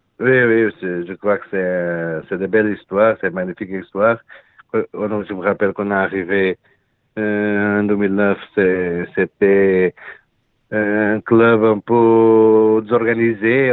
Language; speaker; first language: French; non-native, learner; Portuguese